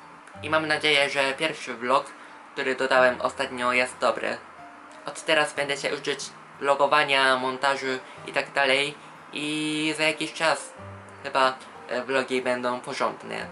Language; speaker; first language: Polish; non-native, fluent; Japanese